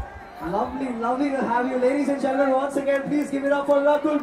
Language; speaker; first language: English; non-native, local second language; Hindi